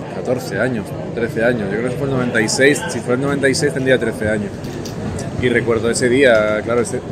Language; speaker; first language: Spanish; non-native, local second language; Catalan